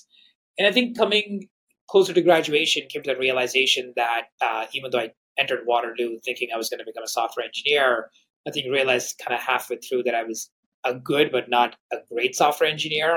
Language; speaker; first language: English; non-native, local second language; Hindi